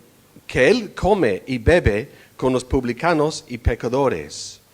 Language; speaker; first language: Spanish; non-native, fluent; English